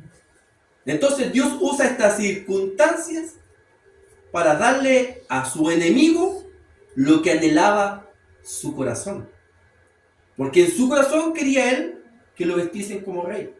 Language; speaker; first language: Spanish; native; Spanish